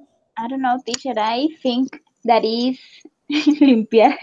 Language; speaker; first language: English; non-native, learner; Spanish